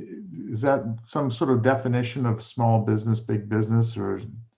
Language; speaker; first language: English; native; English